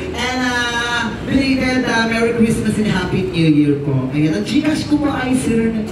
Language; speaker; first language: Filipino; non-native, local second language; Pampanga